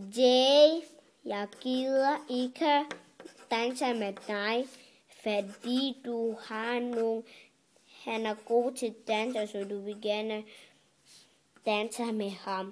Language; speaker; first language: Danish; early bilingual, other home language; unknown